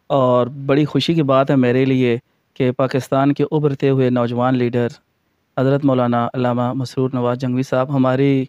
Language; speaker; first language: Urdu; non-native, local second language; Punjabi